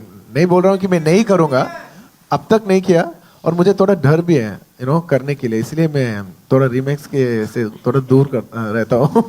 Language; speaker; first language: Hindi; non-native, local second language; Telugu